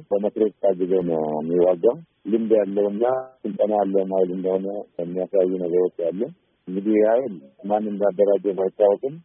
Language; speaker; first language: Amharic; non-native, local second language; Oromo